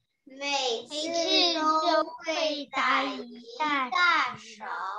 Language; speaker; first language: Chinese; early bilingual, heritage; Chinese